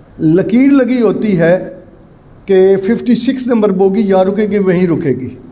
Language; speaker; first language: Urdu; non-native, local second language; Punjabi